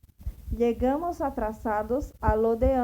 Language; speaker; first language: Spanish; non-native, fluent; Portuguese